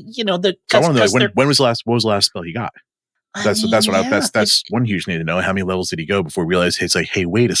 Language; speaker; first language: English; native; English